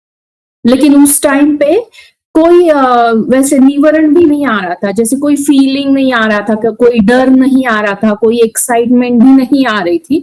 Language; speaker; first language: Hindi; native; Hindi